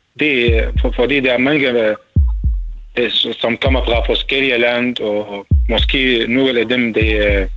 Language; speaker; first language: Danish; non-native, learner; Arabic